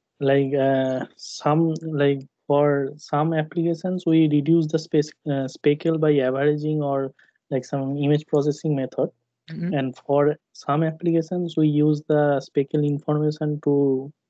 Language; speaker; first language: English; non-native, learner; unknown